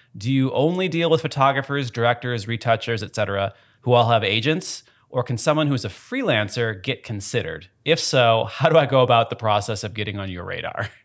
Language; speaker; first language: English; native; English